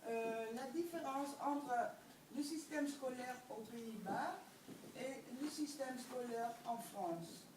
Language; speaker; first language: French; non-native, fluent; Dutch